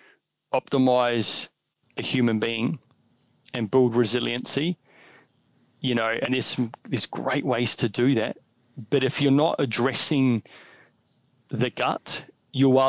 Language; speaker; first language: English; native; English